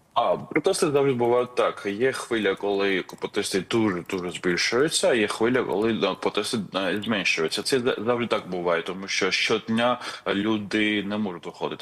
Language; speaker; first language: Ukrainian; non-native, fluent; Georgian